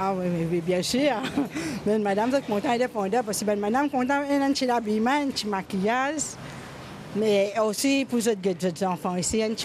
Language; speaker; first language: French; non-native, local second language; Morisyen